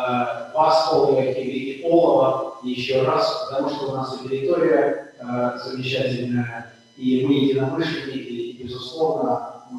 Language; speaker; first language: Russian; native; Russian